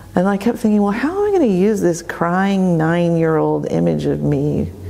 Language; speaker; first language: English; native; English